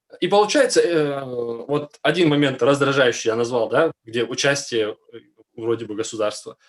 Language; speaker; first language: Russian; non-native, local second language; Ingush